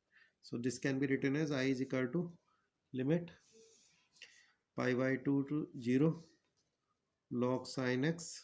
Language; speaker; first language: English; non-native, local second language; Hindi